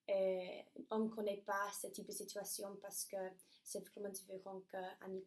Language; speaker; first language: French; non-native, learner; English